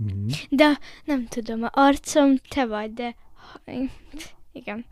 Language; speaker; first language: Hungarian; early bilingual, heritage; Hungarian